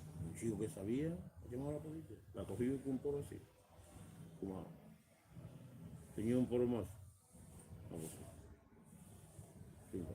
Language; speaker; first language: Spanish; non-native, learner; Romanian